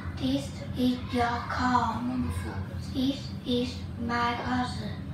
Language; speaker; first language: English; non-native, learner; Vietnamese